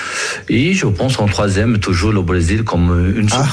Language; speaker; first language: French; non-native, fluent; Portuguese